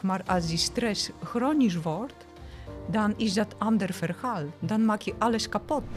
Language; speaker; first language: Dutch; non-native, fluent; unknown